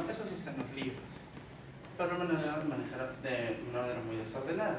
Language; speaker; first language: Spanish; native; Spanish